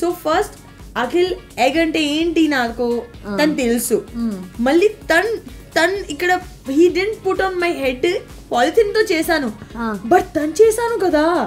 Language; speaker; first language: Telugu; non-native, learner; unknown